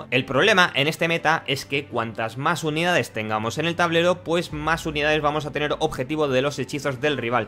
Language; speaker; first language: Spanish; native; Spanish